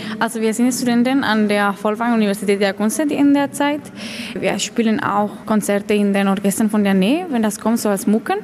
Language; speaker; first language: German; non-native, fluent; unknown